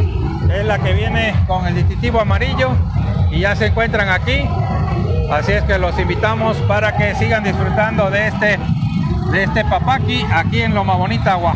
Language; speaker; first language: Spanish; native; Spanish